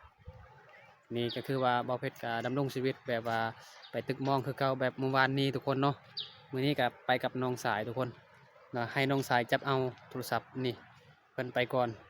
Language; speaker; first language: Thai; non-native, local second language; Northeastern Thai